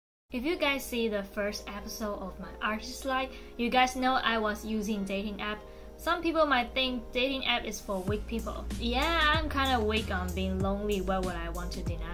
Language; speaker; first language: English; non-native, fluent; Chinese